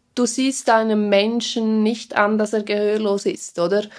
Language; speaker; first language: German; non-native, fluent; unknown